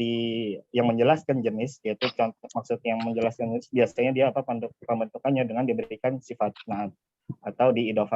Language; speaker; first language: Indonesian; native; Indonesian